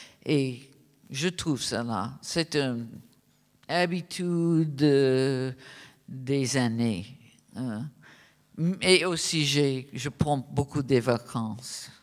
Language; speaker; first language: French; non-native, fluent; English